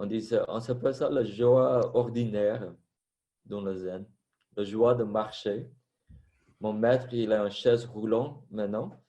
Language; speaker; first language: French; non-native, fluent; Vietnamese